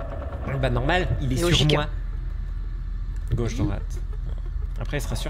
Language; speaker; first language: French; native; French